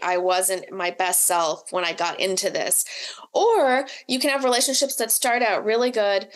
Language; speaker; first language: English; native; English